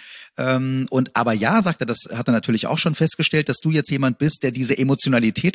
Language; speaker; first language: German; native; German